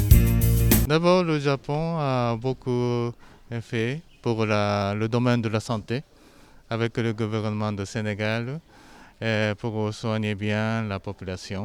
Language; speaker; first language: French; non-native, fluent; Japanese